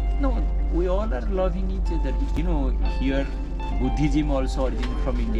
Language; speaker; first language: English; non-native, local second language; Odia